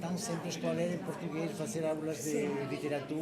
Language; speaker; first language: Portuguese; non-native, learner; Spanish